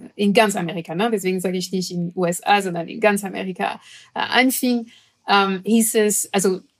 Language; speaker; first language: German; non-native, fluent; French